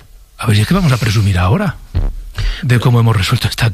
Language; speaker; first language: Spanish; native; Spanish